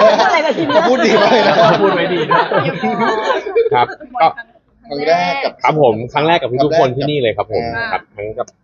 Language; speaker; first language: Thai; native; Thai